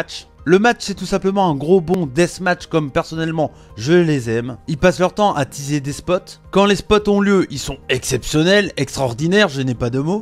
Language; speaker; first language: French; native; French